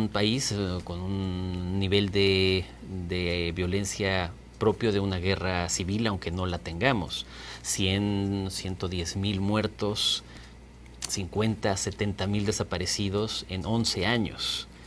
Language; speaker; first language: Spanish; native; Spanish